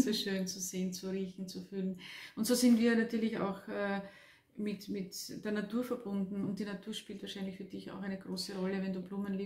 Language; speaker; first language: German; native; German